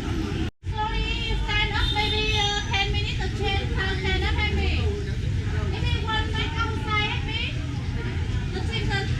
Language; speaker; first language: English; non-native, learner; Vietnamese